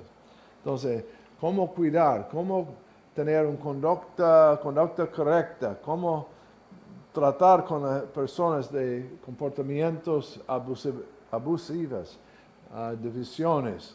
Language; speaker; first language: Spanish; non-native, learner; English